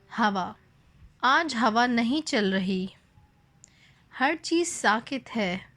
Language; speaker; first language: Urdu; native; Urdu